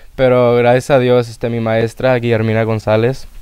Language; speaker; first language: Spanish; early bilingual, heritage; Spanish